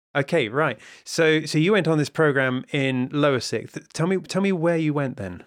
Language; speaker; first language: English; native; English